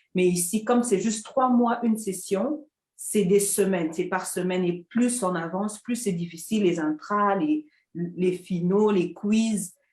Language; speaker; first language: French; non-native, local second language; Lingala